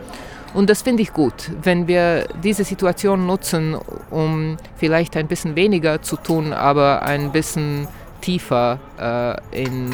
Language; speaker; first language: German; non-native, fluent; Croatian